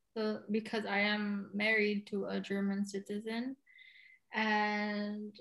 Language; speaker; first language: English; non-native, local second language; Cebuano